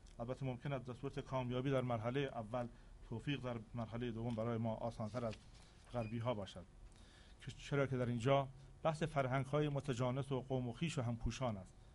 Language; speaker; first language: Persian; non-native, local second language; Central Kurdish